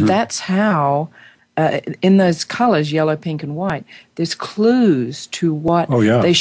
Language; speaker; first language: English; native; English